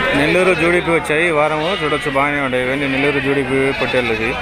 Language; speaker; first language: Telugu; native; Telugu